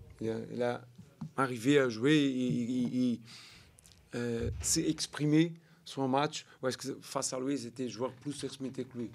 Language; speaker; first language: French; non-native, learner; Portuguese